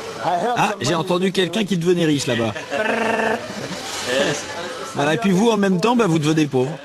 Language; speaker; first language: French; native; French